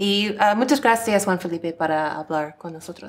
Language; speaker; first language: Spanish; non-native, learner; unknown